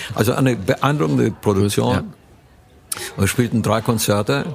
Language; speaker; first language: German; early bilingual, other home language; Romanian